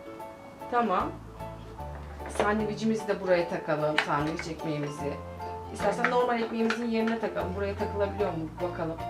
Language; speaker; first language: Turkish; native; Turkish